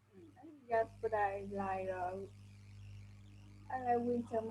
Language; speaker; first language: English; non-native, learner; Vietnamese